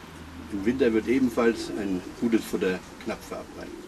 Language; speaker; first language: German; native; German